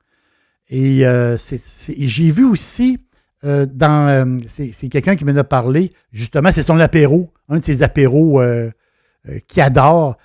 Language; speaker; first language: French; native; French